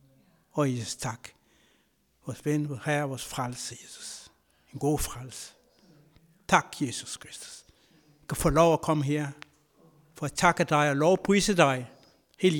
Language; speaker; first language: Danish; non-native, fluent; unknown